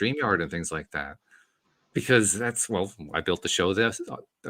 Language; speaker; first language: English; native; English